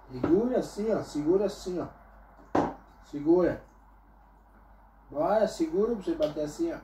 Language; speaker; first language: Portuguese; native; Portuguese